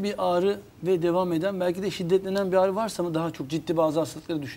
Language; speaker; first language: Turkish; native; Turkish